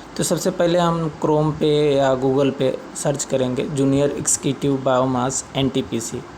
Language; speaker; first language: Hindi; native; Hindi